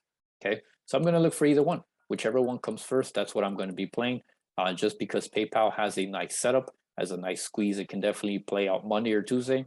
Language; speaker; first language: English; native; English